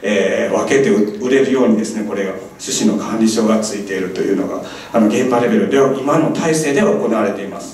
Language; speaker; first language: Japanese; native; Japanese